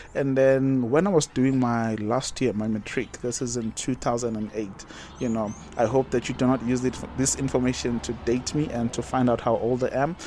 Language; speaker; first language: English; non-native, local second language; Zulu